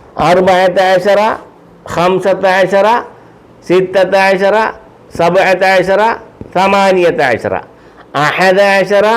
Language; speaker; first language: Arabic; non-native, fluent; Malayalam